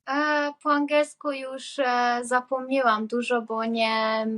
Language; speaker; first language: Polish; non-native, learner; Hungarian